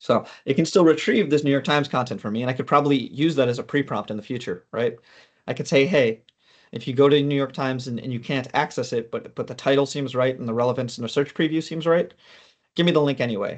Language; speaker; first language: English; native; English